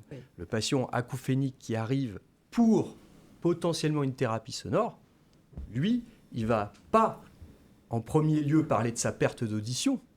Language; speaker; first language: French; native; French